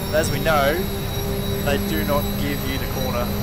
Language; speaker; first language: English; native; English